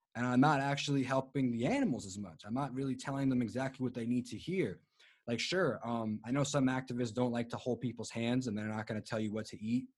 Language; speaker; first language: English; native; English